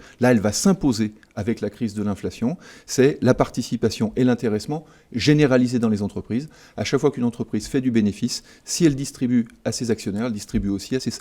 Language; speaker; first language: French; native; French